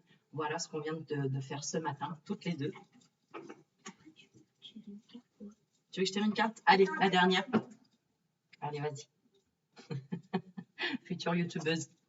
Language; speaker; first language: French; native; French